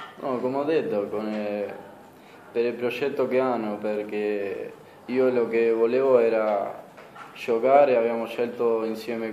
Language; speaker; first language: Italian; non-native, fluent; Spanish